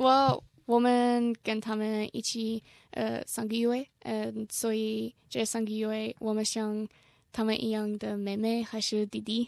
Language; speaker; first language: Chinese; non-native, learner; English